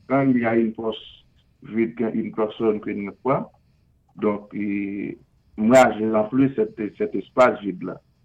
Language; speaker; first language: French; non-native, local second language; Haitian Creole